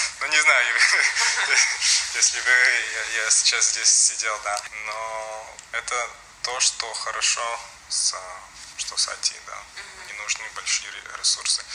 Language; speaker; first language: Russian; non-native, local second language; Latvian